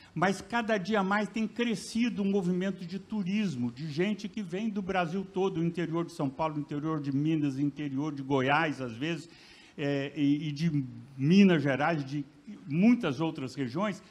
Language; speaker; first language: Portuguese; native; Portuguese